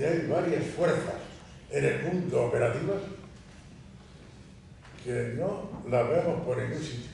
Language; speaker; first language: Spanish; native; Spanish